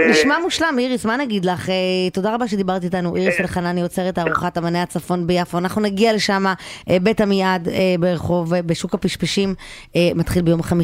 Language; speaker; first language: Hebrew; native; Hebrew